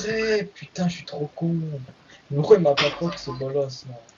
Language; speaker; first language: French; native; French